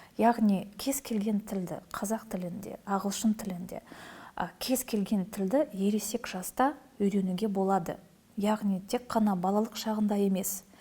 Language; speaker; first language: Kazakh; non-native, local second language; Russian